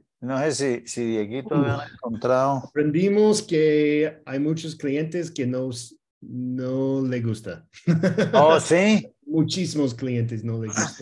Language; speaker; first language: Spanish; early bilingual, heritage; Spanish